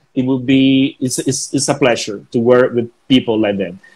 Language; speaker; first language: English; non-native, fluent; Spanish